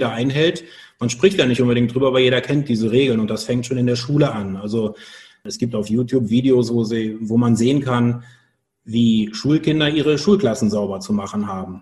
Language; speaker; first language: German; native; German